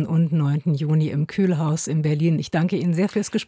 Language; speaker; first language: German; native; German